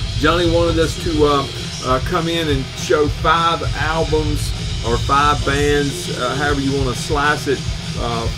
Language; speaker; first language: English; native; English